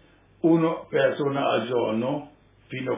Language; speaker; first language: Italian; non-native, learner; German